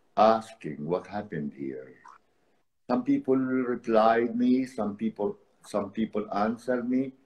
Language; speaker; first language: English; non-native, fluent; Arabic